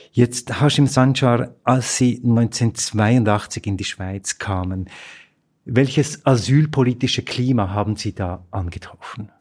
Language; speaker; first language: German; native; German